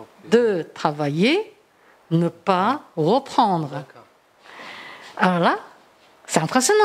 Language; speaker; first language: French; non-native, fluent; Chinese